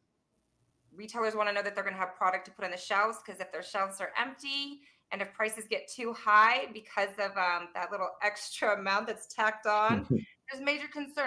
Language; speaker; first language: English; native; English